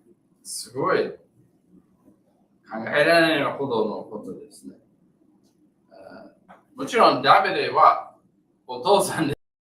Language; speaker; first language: Japanese; non-native, learner; English